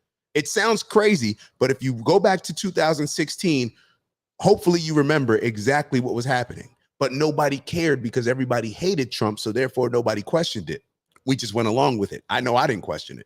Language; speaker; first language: English; native; English